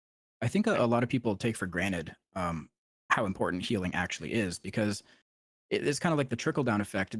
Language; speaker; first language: English; native; English